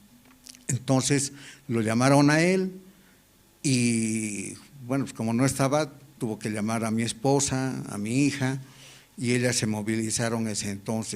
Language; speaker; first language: Spanish; native; Spanish